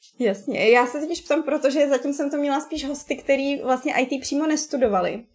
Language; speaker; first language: Czech; native; Czech